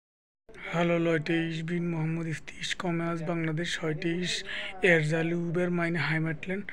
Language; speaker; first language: German; non-native, learner; Bangla